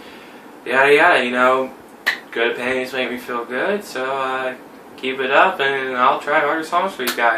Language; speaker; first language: English; native; English